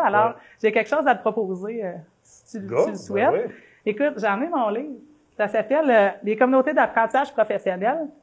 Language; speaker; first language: French; native; French